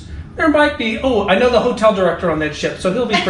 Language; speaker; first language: English; native; English